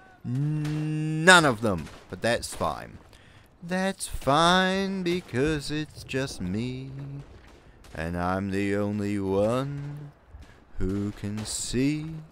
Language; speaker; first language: English; native; English